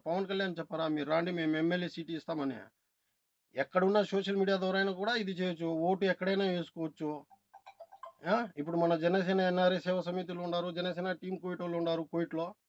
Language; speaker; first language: Telugu; non-native, local second language; Urdu